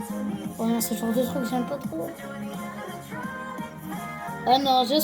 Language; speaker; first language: French; native; French